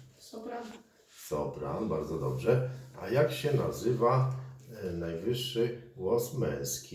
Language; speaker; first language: Polish; native; Polish